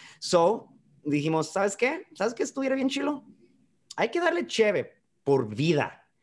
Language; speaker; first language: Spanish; early bilingual, heritage; Spanish